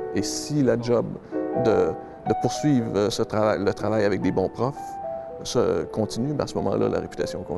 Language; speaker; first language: French; native; French